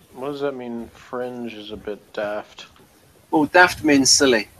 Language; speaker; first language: English; native; English